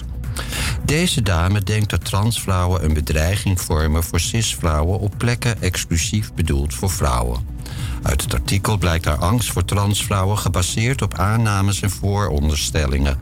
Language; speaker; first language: Dutch; native; Dutch